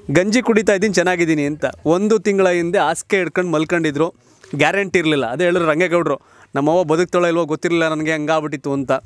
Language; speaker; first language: Kannada; native; Kannada